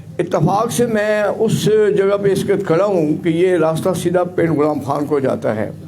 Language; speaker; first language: Urdu; non-native, local second language; Punjabi